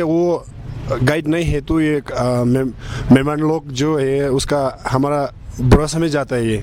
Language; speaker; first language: Hindi; non-native, learner; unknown